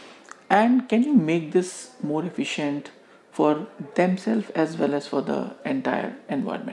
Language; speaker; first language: English; non-native, local second language; Hindi